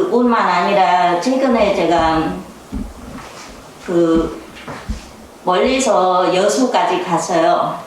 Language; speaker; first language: Korean; non-native, learner; Vietnamese